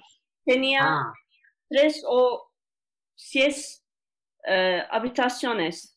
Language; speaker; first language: Spanish; non-native, learner; Turkish